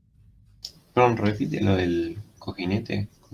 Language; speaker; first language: Spanish; native; Spanish